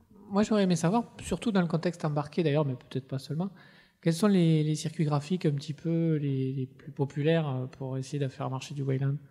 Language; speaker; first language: French; native; French